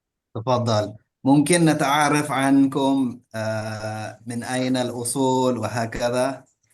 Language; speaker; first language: Arabic; early bilingual, heritage; Indonesian